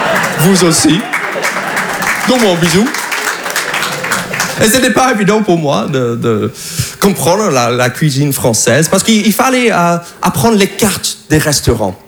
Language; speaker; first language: French; non-native, fluent; English